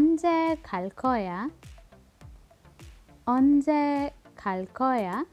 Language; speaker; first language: Korean; non-native, learner; Filipino